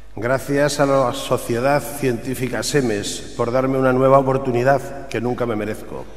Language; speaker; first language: Spanish; native; Spanish